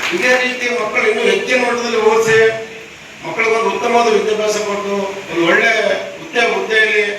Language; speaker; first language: Kannada; native; Kannada